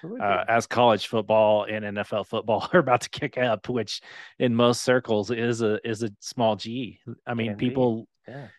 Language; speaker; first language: English; native; English